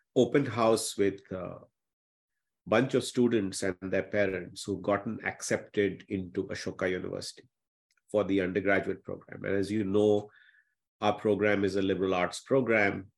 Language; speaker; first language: English; non-native, local second language; Hindi